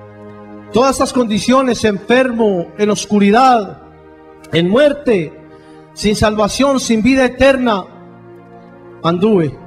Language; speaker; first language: Spanish; native; Spanish